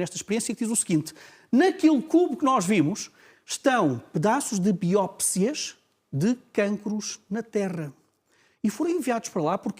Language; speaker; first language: Portuguese; native; Portuguese